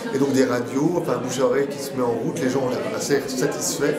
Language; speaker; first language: French; non-native, fluent; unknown